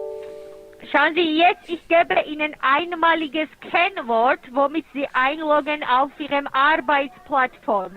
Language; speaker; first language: German; non-native, fluent; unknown